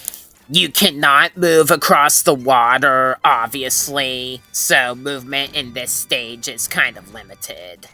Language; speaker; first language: English; native; English